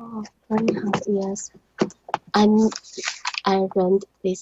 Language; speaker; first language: English; non-native, learner; Chinese